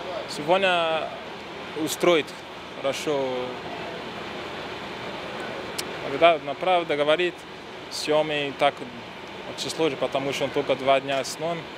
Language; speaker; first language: Russian; non-native, learner; Portuguese